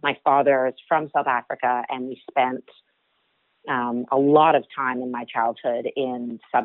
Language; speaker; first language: English; native; English